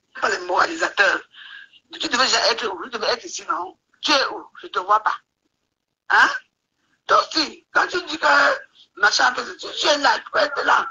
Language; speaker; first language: French; native; French